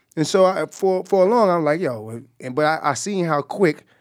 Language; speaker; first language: English; native; English